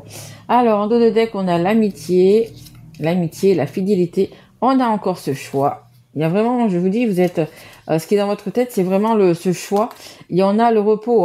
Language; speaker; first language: French; native; French